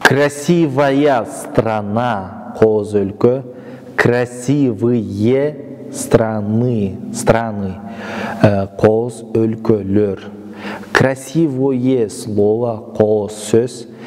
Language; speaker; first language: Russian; non-native, local second language; Kyrgyz